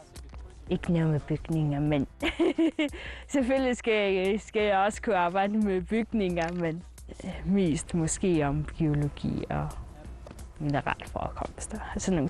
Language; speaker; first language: Danish; non-native, local second language; Kalaallisut